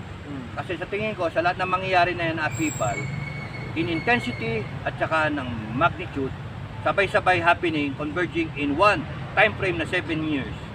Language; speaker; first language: Filipino; native; Filipino